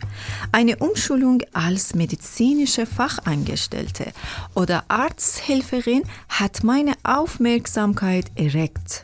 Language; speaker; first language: German; non-native, learner; Persian